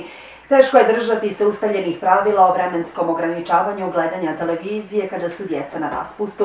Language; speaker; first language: Croatian; native; Croatian